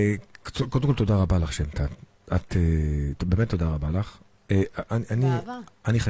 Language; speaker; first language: Hebrew; native; Hebrew